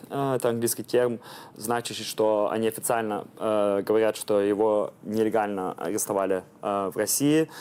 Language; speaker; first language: Russian; early bilingual, heritage; Russian